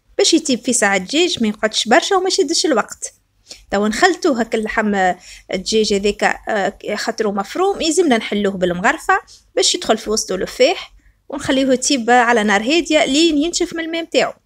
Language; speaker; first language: Arabic; native; Arabic